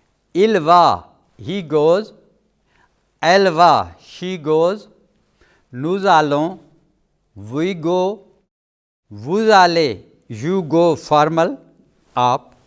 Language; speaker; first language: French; non-native, fluent; Urdu